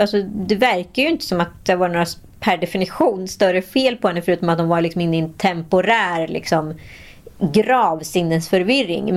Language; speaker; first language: Swedish; native; Swedish